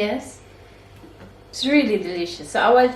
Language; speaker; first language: English; non-native, learner; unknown